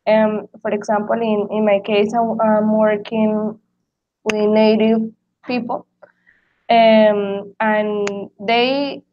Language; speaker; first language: English; non-native, learner; Spanish